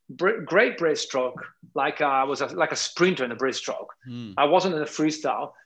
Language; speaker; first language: English; non-native, fluent; Italian